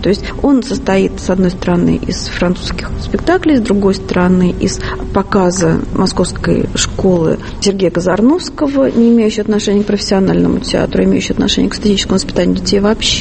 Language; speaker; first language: Russian; native; Russian